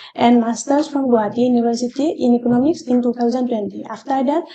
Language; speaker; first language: English; non-native, local second language; Assamese